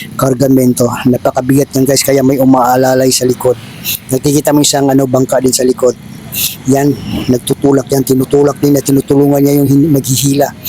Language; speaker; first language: Filipino; native; Filipino